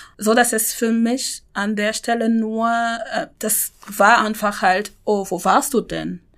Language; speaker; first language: German; non-native, fluent; French